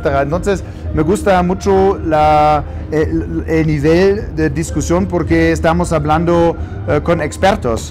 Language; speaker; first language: Spanish; non-native, fluent; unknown